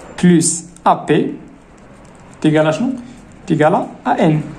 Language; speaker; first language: French; non-native, local second language; Arabic